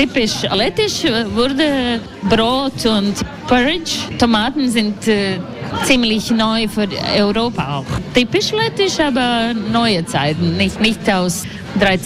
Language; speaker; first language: German; non-native, learner; Latvian